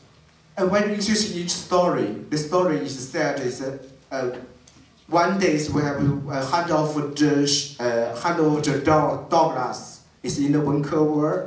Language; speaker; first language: English; non-native, learner; Chinese